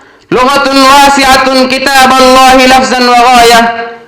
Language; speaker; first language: Arabic; non-native, learner; Urdu